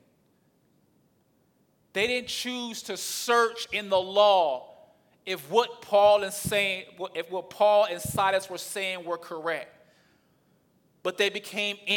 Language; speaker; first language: English; native; English